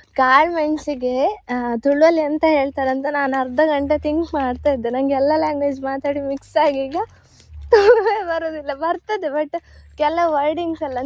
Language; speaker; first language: Kannada; non-native, local second language; Tulu